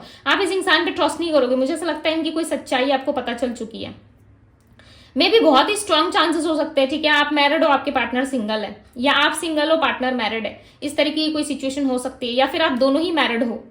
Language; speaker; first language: Hindi; native; Hindi